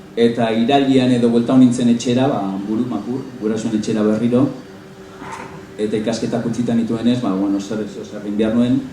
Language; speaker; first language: Basque; non-native, local second language; Spanish